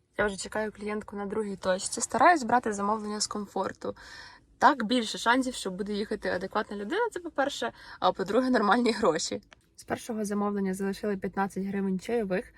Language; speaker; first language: Ukrainian; non-native, local second language; Russian